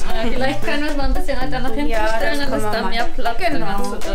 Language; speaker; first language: German; native; German